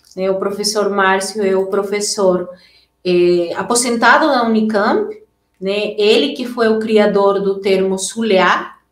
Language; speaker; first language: Portuguese; non-native, fluent; Spanish